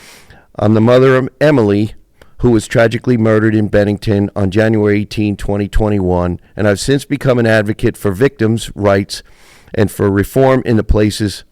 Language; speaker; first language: English; native; English